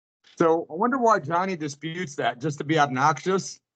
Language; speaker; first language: English; native; English